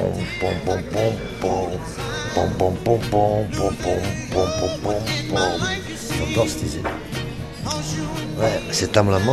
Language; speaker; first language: French; non-native, local second language; Dutch